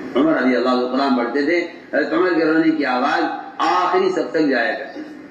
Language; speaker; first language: Urdu; native; Urdu